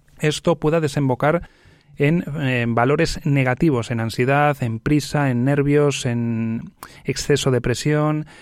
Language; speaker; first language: Spanish; native; Spanish